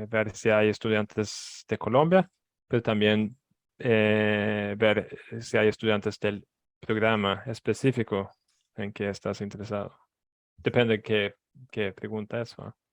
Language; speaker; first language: Spanish; non-native, fluent; Swedish